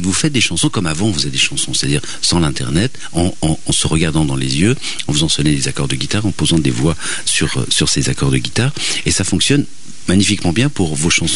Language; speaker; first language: French; native; French